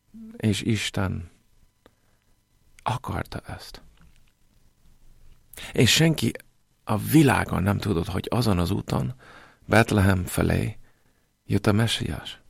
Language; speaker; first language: Hungarian; non-native, fluent; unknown